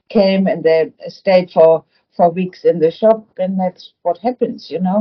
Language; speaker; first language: English; non-native, fluent; German